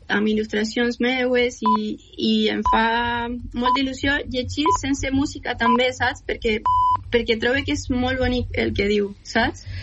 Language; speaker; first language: Catalan; non-native, fluent; Spanish